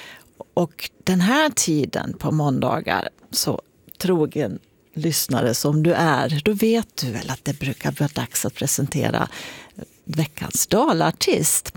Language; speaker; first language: Swedish; native; Swedish